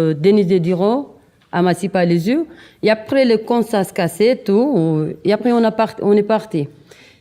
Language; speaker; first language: French; non-native, learner; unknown